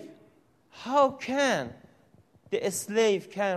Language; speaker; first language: English; non-native, learner; Persian